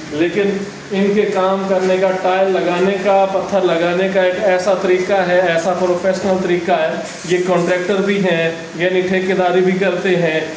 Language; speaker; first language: Urdu; non-native, local second language; Saraiki